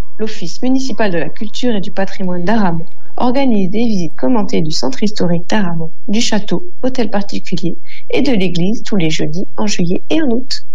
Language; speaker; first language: French; native; French